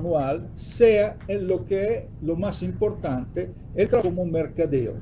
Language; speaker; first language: Spanish; non-native, fluent; Italian